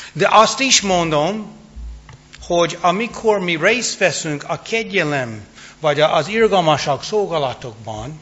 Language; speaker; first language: Hungarian; non-native, fluent; English